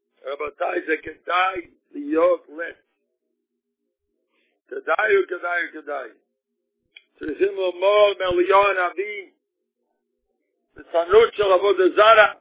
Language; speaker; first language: Hebrew; non-native, fluent; Yiddish